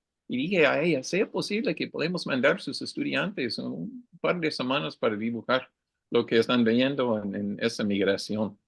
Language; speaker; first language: Spanish; non-native, learner; English